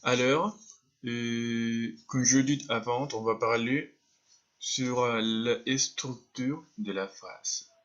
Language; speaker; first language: French; non-native, fluent; Spanish